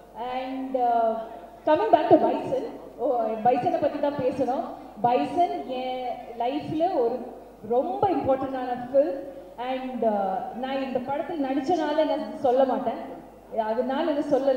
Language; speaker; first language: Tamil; non-native, learner; Malayalam